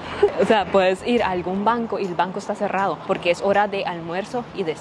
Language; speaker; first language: Spanish; native; Spanish